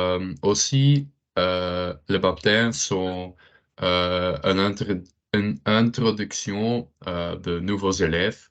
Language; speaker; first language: French; non-native, learner; Dutch